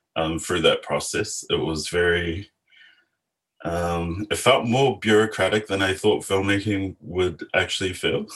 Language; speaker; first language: English; native; English